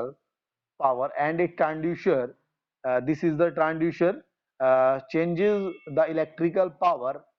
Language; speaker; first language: English; non-native, local second language; Hindi